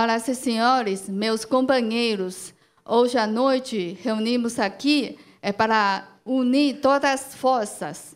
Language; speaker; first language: Portuguese; non-native, learner; Chinese